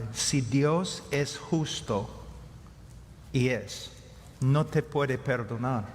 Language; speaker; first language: Spanish; non-native, fluent; English